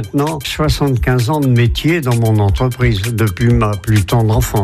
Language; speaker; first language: French; native; French